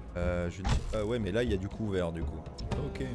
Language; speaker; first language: French; native; French